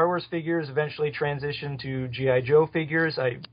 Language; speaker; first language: English; native; English